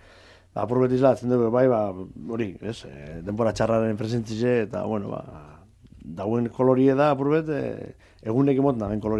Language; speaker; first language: Basque; native; Basque